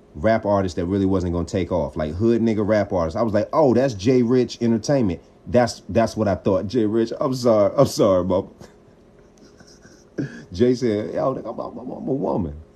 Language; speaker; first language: English; native; English